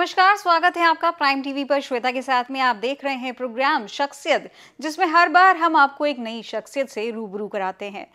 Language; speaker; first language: Hindi; native; Hindi